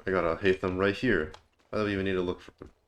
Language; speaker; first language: English; native; English